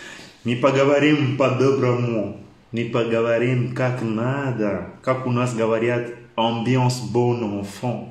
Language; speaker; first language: Russian; non-native, learner; French